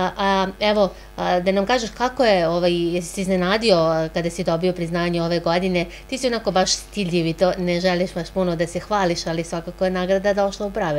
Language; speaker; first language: Serbian; native; Serbian